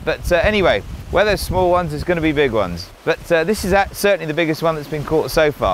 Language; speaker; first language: English; native; English